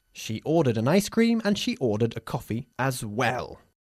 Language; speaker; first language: English; native; English